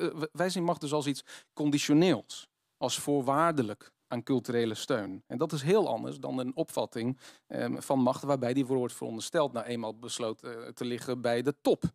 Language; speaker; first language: Dutch; native; Dutch